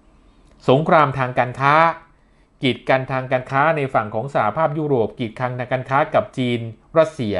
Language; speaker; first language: Thai; native; Thai